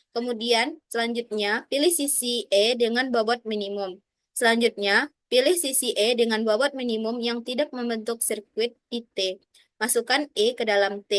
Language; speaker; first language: Indonesian; native; Indonesian